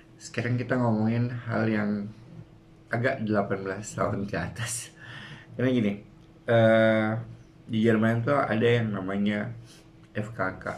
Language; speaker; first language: Indonesian; native; Indonesian